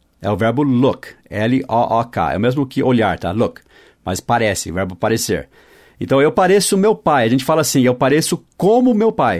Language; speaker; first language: Portuguese; non-native, fluent; English